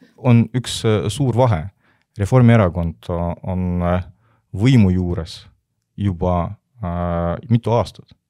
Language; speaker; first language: Estonian; non-native, local second language; Russian